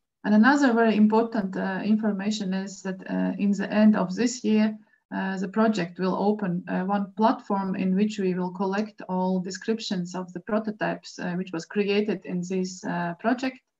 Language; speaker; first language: English; non-native, fluent; Latvian